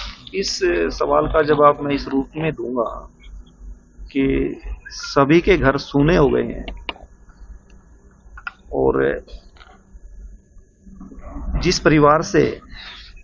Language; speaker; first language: Hindi; native; Hindi